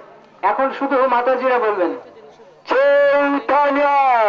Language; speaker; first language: Bangla; non-native, fluent; English